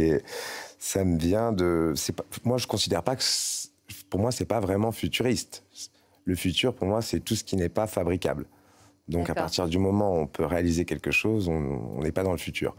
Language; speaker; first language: French; native; French